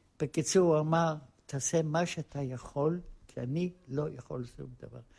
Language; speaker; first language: Hebrew; non-native, fluent; Polish